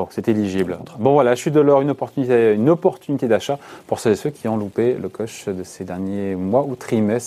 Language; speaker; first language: French; native; French